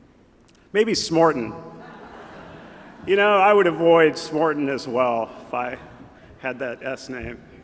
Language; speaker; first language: English; native; English